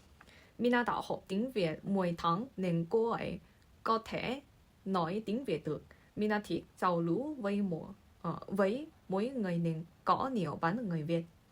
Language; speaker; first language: Vietnamese; non-native, learner; Korean